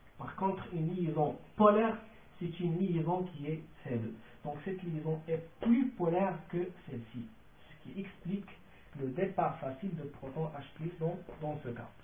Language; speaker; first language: French; non-native, local second language; Arabic